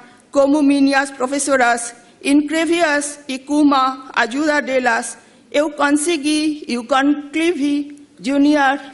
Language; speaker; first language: Portuguese; non-native, learner; Bangla